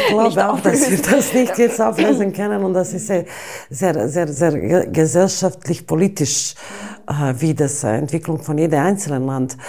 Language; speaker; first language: German; non-native, fluent; Bosnian